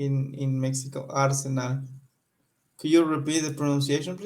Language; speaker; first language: English; non-native, learner; Spanish